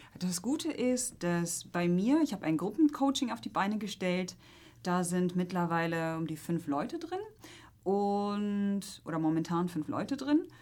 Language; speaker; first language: German; non-native, fluent; Polish